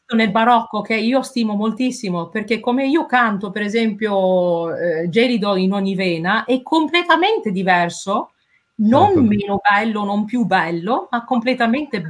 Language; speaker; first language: Italian; non-native, fluent; English